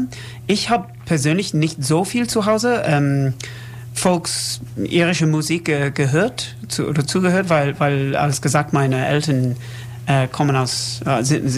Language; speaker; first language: German; non-native, learner; English